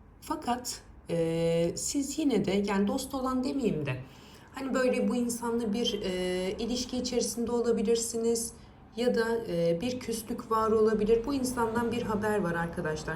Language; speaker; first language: Turkish; native; Turkish